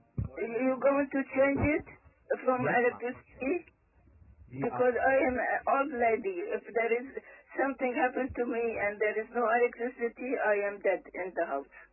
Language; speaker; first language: English; early bilingual, other home language; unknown